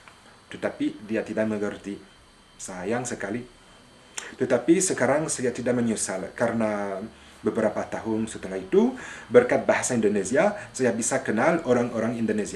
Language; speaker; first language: Indonesian; non-native, fluent; French